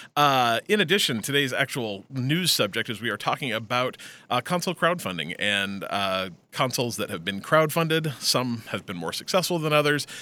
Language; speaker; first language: English; native; English